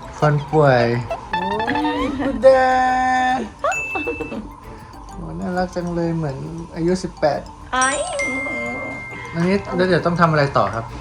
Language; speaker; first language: Thai; native; Thai